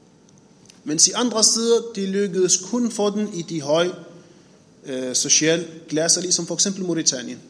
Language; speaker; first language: Danish; non-native, fluent; Arabic